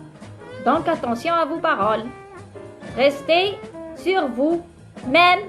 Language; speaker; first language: French; non-native, local second language; Arabic